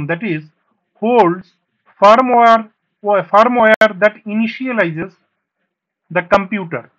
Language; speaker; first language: English; non-native, local second language; Bangla